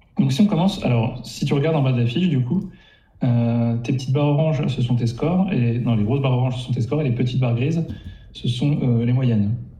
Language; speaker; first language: French; native; French